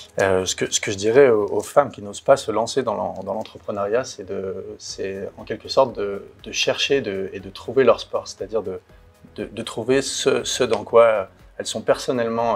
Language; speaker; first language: French; native; French